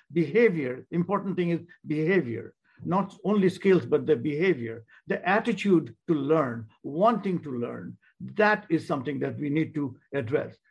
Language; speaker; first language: English; non-native, local second language; Bangla